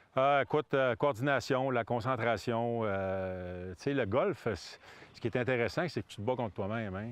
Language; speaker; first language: French; native; French